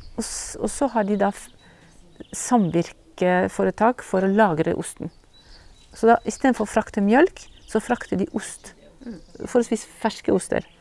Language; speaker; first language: Norwegian; non-native, fluent; French